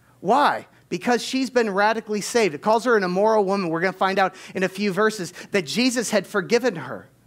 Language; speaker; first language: English; native; English